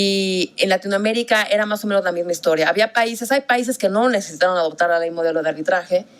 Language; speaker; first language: Spanish; native; Spanish